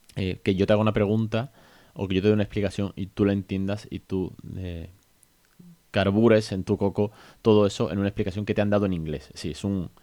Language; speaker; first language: Spanish; native; Spanish